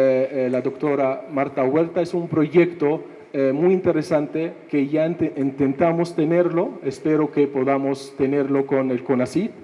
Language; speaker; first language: Spanish; non-native, fluent; Arabic